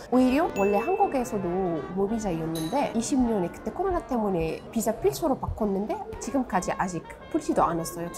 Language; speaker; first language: Korean; non-native, fluent; Arabic